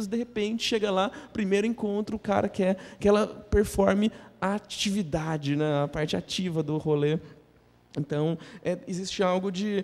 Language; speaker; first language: Portuguese; native; Portuguese